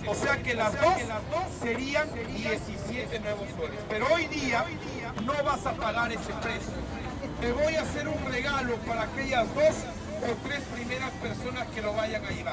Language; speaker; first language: Spanish; native; Spanish